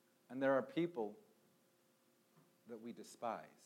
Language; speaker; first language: English; early bilingual, other home language; Spanish